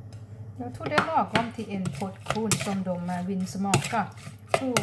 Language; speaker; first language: Swedish; non-native, learner; Thai